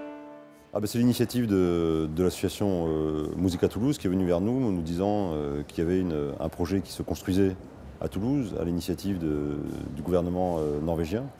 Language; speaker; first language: French; native; French